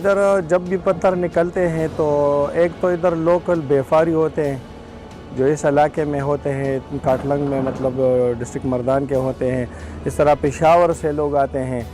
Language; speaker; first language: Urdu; non-native, local second language; Pashto